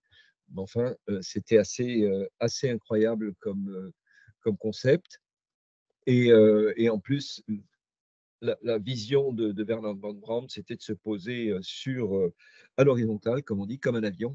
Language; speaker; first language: French; native; French